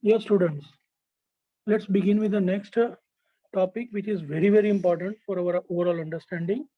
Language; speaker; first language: English; non-native, local second language; Gujarati